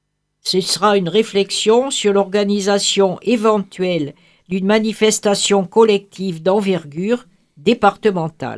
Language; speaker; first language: French; native; French